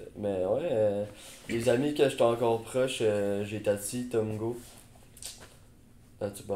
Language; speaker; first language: French; native; French